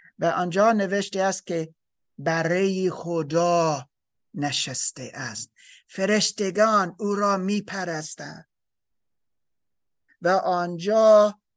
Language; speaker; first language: Persian; non-native, learner; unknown